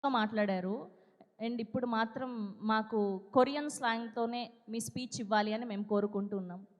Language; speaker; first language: Telugu; native; Telugu